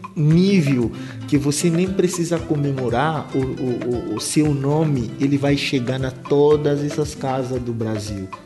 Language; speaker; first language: Portuguese; non-native, fluent; Lingala